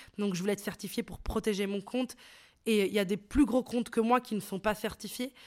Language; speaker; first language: French; early bilingual, other home language; Arabic